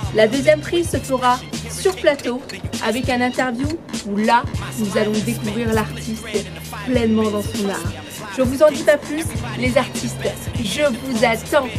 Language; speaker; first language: French; native; French